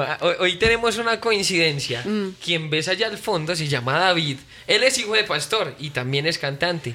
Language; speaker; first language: Spanish; native; Spanish